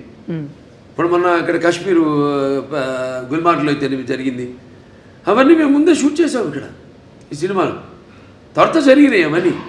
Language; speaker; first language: Telugu; native; Telugu